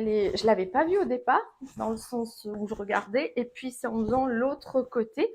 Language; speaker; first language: French; native; French